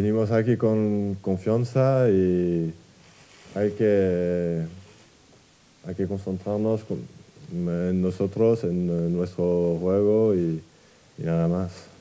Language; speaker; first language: Spanish; non-native, fluent; French